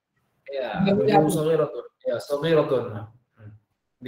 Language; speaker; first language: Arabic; non-native, fluent; Indonesian